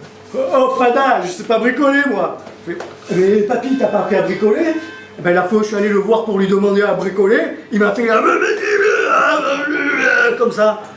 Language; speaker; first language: French; native; French